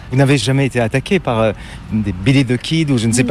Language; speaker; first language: French; native; French